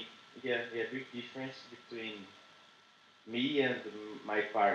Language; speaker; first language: English; non-native, learner; Portuguese